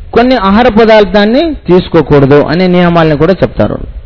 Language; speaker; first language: Telugu; non-native, fluent; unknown